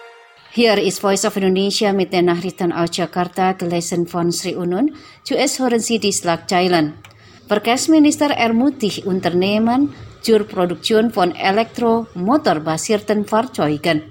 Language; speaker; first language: German; non-native, fluent; Indonesian